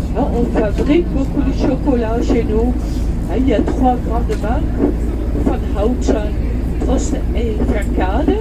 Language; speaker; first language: French; non-native, fluent; Dutch